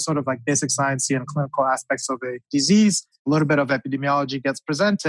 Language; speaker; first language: English; non-native, local second language; French